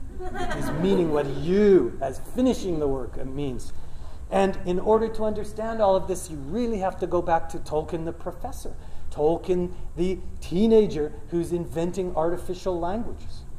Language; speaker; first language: English; native; English